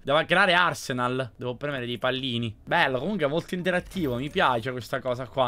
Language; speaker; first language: Italian; native; Italian